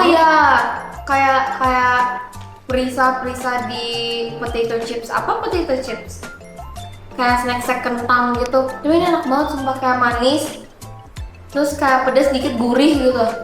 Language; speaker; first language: Indonesian; early bilingual, other home language; Japanese